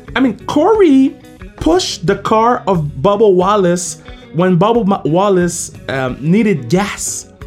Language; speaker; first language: English; non-native, fluent; French